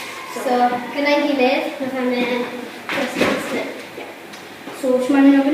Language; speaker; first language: Welsh; non-native, local second language; English